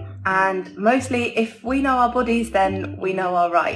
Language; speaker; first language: English; native; English